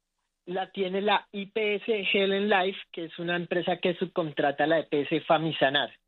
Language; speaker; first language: Spanish; native; Spanish